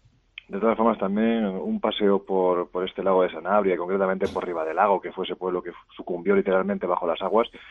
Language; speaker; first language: Spanish; native; Spanish